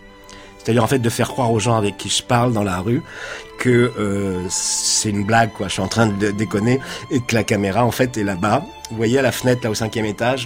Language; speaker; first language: French; native; French